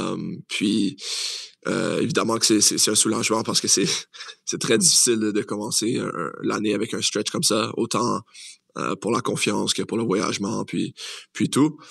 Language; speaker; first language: French; native; French